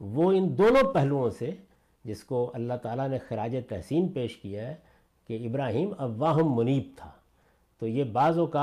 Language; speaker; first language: Urdu; non-native, local second language; Punjabi